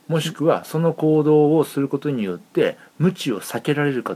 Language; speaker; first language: Japanese; native; Japanese